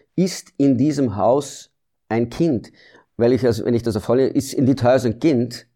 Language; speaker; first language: German; early bilingual, heritage; German